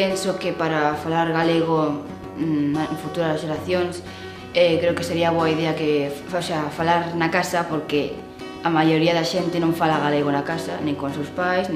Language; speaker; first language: Galician; non-native, local second language; Spanish